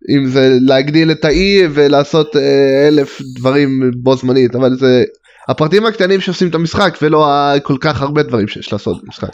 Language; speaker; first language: Hebrew; native; Hebrew